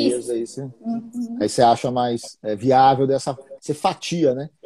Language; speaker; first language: Portuguese; native; Portuguese